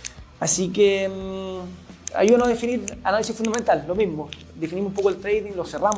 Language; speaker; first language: Spanish; native; Spanish